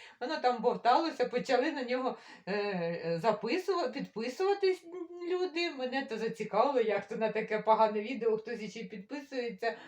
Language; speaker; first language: Ukrainian; non-native, local second language; Russian